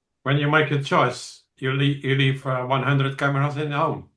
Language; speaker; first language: English; non-native, fluent; Dutch